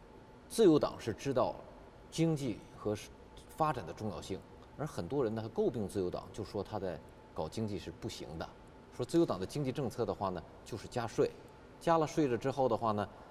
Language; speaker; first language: Chinese; native; Chinese